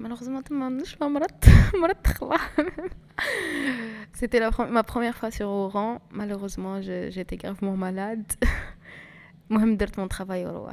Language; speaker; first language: French; non-native, local second language; Arabic